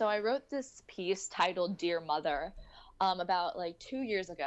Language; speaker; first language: English; native; English